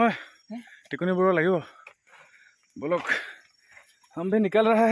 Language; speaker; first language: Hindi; non-native, local second language; Assamese